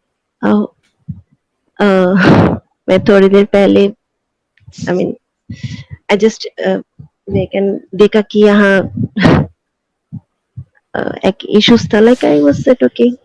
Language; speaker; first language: Hindi; non-native, local second language; Bangla